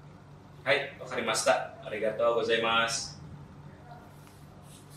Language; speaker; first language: Japanese; non-native, learner; Indonesian